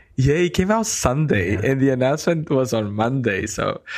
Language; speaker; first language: English; non-native, fluent; Romanian